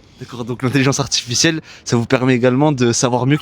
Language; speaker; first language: French; native; French